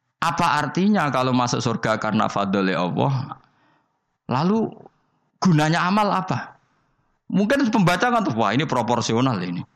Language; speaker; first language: Indonesian; non-native, local second language; Javanese